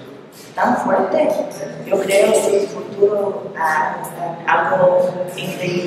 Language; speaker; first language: Spanish; non-native, learner; English